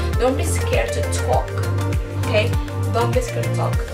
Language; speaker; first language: English; early bilingual, other home language; Portuguese